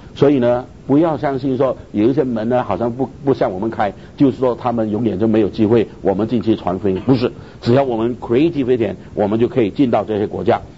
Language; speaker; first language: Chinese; native; Chinese